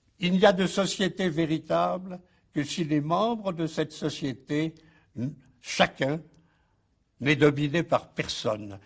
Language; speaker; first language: French; native; French